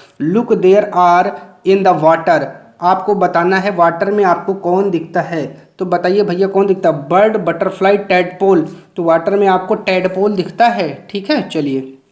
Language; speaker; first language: Hindi; native; Hindi